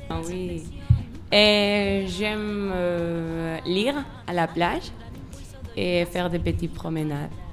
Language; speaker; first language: French; non-native, fluent; Spanish